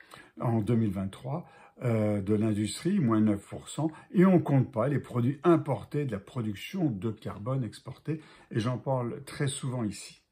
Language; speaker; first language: French; native; French